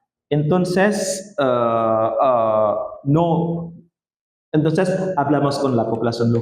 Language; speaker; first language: Spanish; non-native, learner; Indonesian